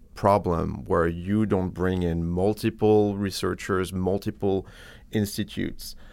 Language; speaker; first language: English; non-native, fluent; French